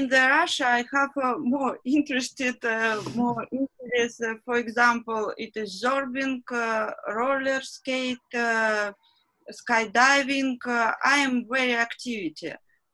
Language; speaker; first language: English; non-native, learner; Russian